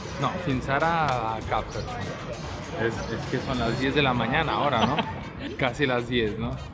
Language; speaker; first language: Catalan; non-native, local second language; Spanish